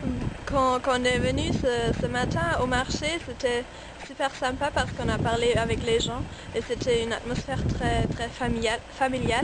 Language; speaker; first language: French; non-native, fluent; German